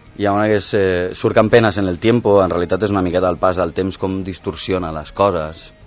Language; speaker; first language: Catalan; non-native, local second language; Spanish